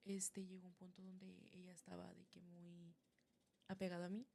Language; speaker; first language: Spanish; early bilingual, heritage; Spanish